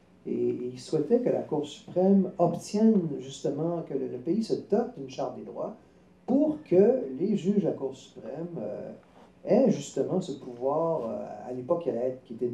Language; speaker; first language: French; native; French